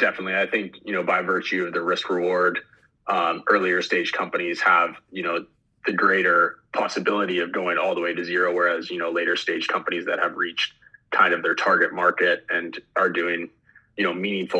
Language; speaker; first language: English; native; English